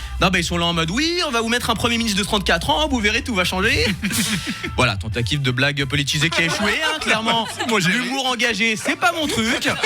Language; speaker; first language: French; early bilingual, other home language; Portuguese